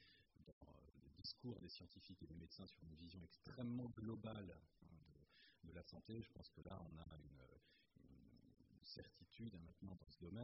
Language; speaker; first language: French; native; French